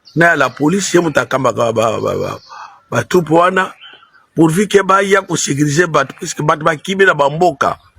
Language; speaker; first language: Lingala; non-native, local second language; Kongo